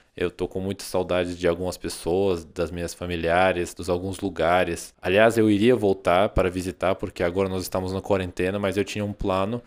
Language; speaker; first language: Portuguese; non-native, fluent; Russian